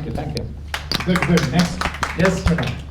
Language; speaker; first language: Kannada; native; Kannada